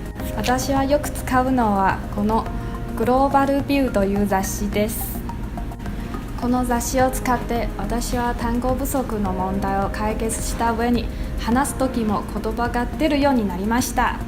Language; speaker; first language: Japanese; non-native, learner; Chinese